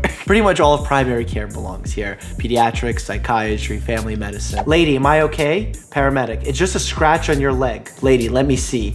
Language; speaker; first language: English; native; English